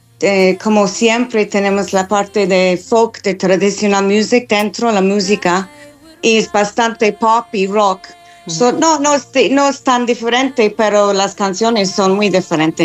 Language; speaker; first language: Spanish; non-native, learner; English